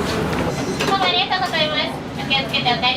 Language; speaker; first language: Japanese; native; Japanese